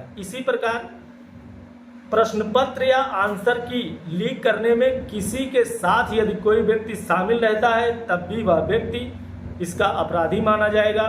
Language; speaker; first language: Hindi; native; Hindi